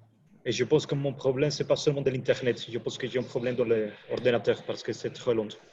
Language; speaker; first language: French; non-native, fluent; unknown